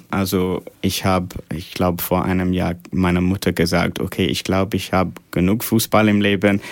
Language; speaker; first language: German; non-native, fluent; English